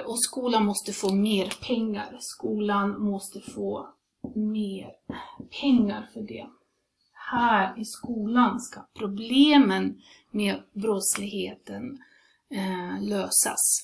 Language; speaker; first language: Swedish; non-native, fluent; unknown